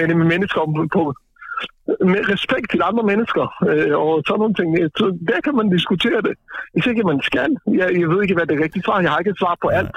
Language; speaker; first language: Danish; non-native, fluent; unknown